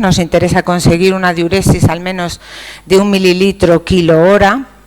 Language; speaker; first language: Spanish; native; Spanish